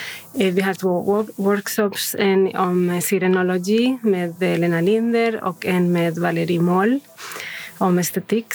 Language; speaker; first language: Swedish; non-native, fluent; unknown